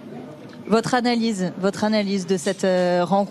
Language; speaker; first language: French; native; French